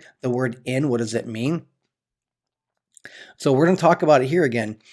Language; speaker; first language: English; native; English